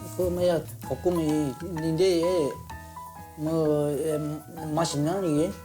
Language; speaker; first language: Korean; early bilingual, heritage; Korean